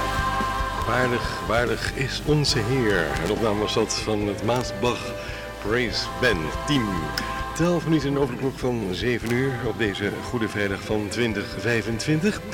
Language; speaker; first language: Dutch; native; Dutch